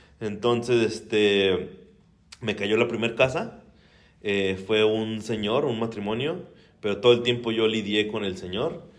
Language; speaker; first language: Spanish; native; Spanish